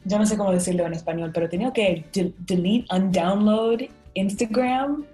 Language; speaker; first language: Spanish; non-native, fluent; English